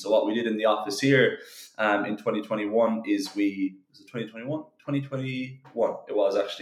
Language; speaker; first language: English; native; English